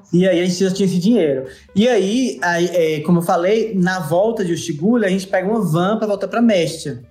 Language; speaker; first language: Portuguese; native; Portuguese